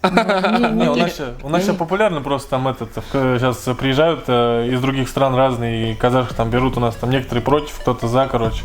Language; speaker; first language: Russian; native; Russian